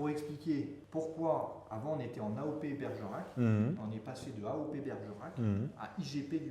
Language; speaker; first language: French; native; French